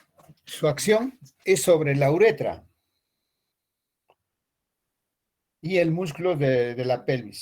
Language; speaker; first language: Spanish; native; Spanish